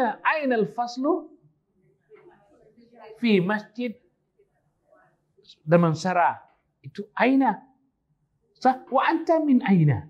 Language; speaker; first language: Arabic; non-native, fluent; Malay